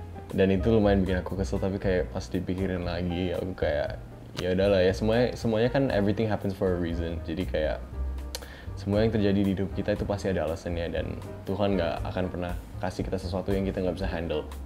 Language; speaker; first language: Indonesian; non-native, fluent; English